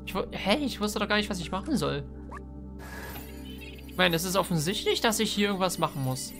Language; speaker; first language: German; native; German